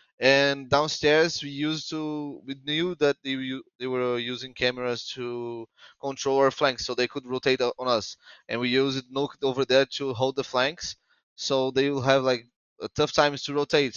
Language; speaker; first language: English; non-native, fluent; Portuguese